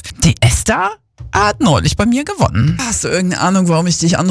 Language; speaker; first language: German; native; German